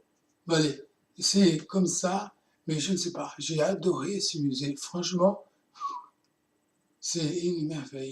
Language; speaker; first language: French; non-native, fluent; Portuguese